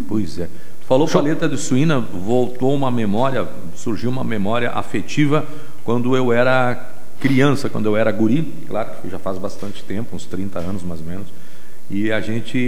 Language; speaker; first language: Portuguese; native; Portuguese